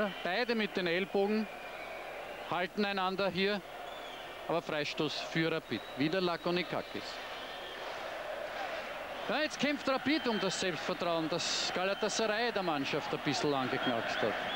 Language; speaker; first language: German; native; German